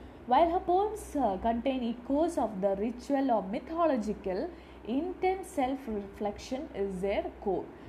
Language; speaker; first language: English; non-native, local second language; Malayalam